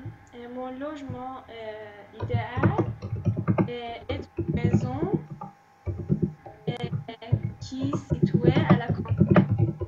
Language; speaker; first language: French; non-native, learner; Persian